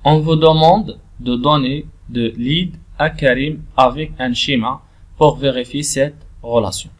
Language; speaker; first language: French; non-native, local second language; Arabic